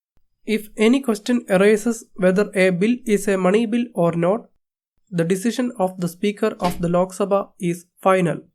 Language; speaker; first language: English; non-native, local second language; Malayalam